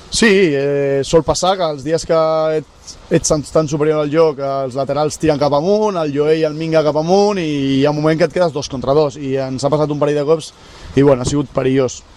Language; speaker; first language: Catalan; non-native, local second language; Spanish